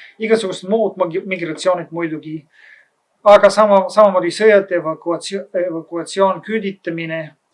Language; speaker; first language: Estonian; non-native, fluent; Bulgarian